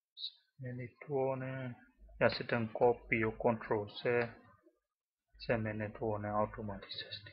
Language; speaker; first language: Finnish; non-native, learner; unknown